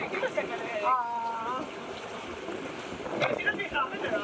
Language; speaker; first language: Swedish; native; Swedish